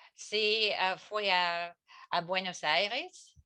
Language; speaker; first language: Spanish; non-native, learner; French